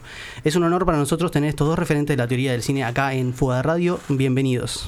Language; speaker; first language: Spanish; native; Spanish